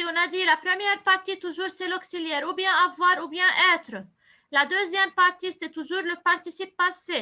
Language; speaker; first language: French; non-native, local second language; Arabic